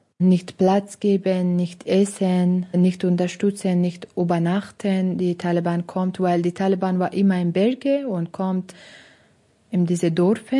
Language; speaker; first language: German; non-native, learner; Persian